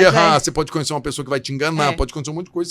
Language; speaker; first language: Portuguese; native; Portuguese